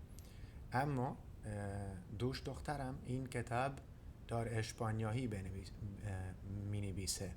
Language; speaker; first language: Persian; non-native, learner; Dutch